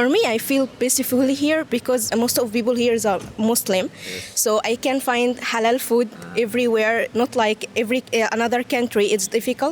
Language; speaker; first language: English; non-native, fluent; Arabic